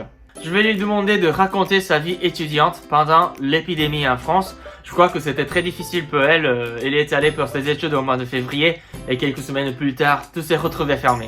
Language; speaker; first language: French; non-native, fluent; Japanese